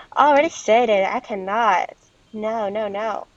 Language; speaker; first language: English; non-native, fluent; Chinese